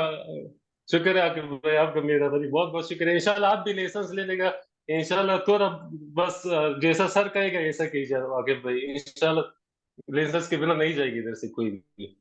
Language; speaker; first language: Hindi; non-native, learner; Persian